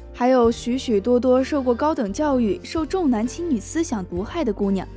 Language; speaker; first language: Chinese; native; Chinese